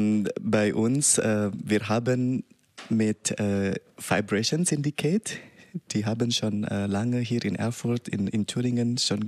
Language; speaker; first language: German; non-native, learner; Indonesian